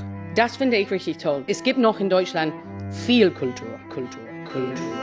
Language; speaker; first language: German; non-native, fluent; English